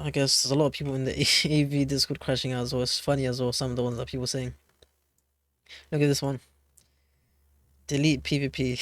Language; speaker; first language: English; native; English